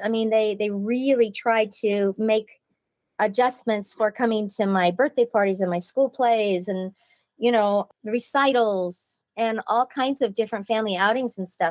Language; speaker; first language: English; native; English